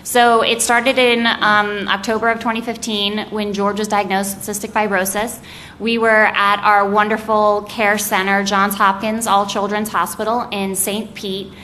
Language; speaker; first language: English; native; English